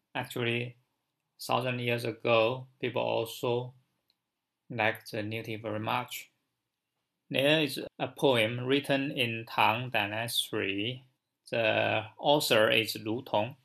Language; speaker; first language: English; non-native, learner; Chinese